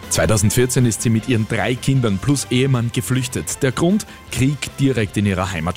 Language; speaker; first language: German; native; German